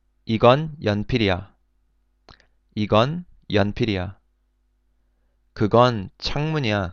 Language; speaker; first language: Korean; non-native, fluent; English